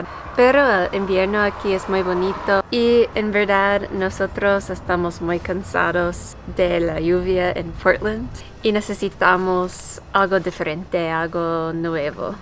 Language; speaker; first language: Spanish; non-native, learner; English